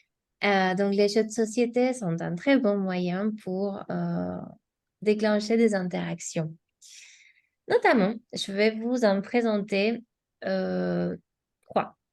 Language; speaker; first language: French; non-native, fluent; Spanish